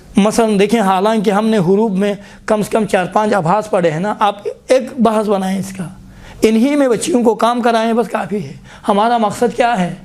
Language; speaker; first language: Urdu; non-native, local second language; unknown